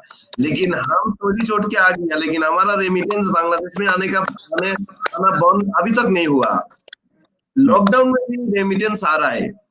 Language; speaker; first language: Hindi; non-native, fluent; Bangla